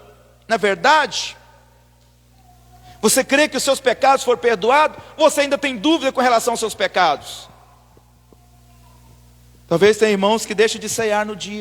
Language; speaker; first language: Portuguese; native; Portuguese